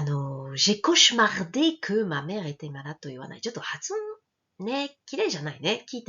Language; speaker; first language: Japanese; non-native, fluent; French